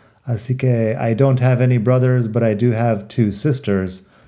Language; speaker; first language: English; native; English